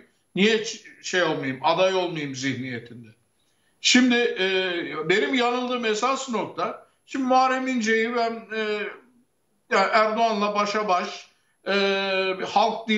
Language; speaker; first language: Turkish; native; Turkish